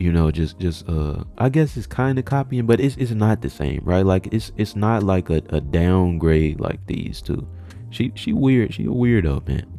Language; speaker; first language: English; native; English